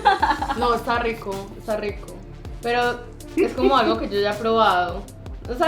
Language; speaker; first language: Spanish; native; Spanish